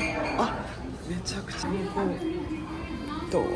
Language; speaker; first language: Japanese; native; Japanese